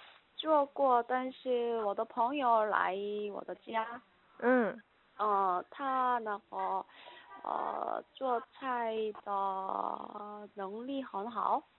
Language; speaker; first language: Chinese; non-native, learner; Korean